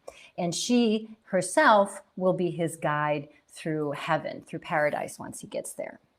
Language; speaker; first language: English; native; English